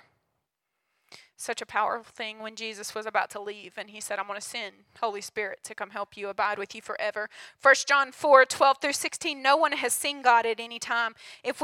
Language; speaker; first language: English; native; English